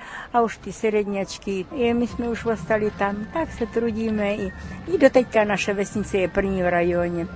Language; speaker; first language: Czech; early bilingual, heritage; Czech